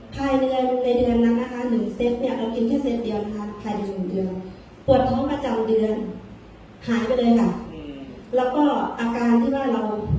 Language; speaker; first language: Thai; native; Thai